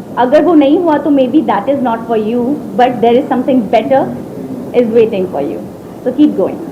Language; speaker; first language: Hindi; native; Hindi